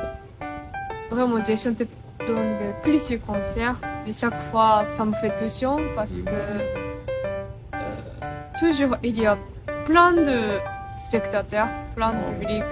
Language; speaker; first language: French; non-native, learner; Japanese